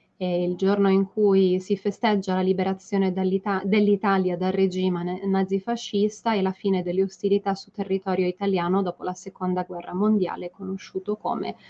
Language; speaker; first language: Italian; native; Italian